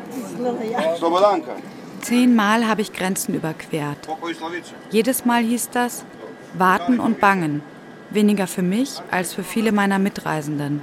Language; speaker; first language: German; native; German